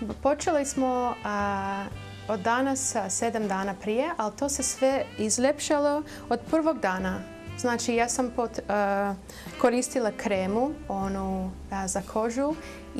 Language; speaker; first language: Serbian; early bilingual, heritage; Serbian